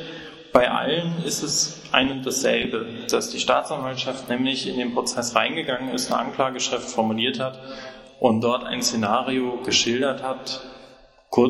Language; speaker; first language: German; native; German